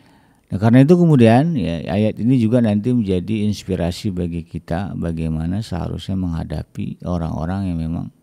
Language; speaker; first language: Indonesian; native; Indonesian